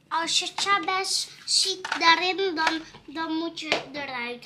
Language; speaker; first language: Dutch; early bilingual, other home language; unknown